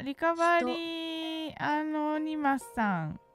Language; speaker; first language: Japanese; native; Japanese